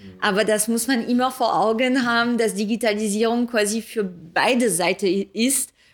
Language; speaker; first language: German; early bilingual, other home language; French